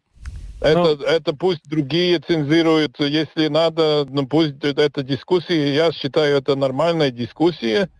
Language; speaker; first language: Russian; non-native, local second language; Latvian